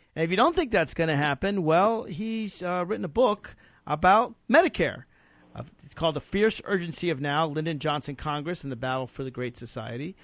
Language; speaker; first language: English; native; English